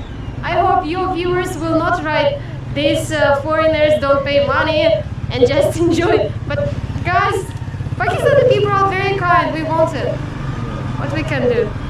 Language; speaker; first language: English; non-native, fluent; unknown